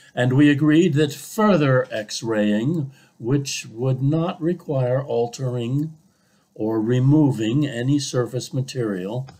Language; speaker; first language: English; native; English